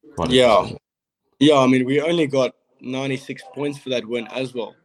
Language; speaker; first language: English; native; English